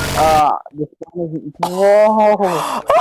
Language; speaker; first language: English; native; English